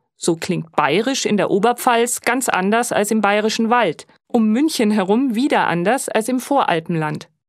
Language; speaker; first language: German; native; German